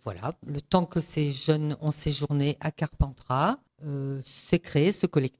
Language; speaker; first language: French; native; French